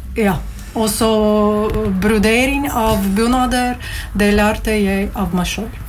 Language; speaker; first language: Norwegian; non-native, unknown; Russian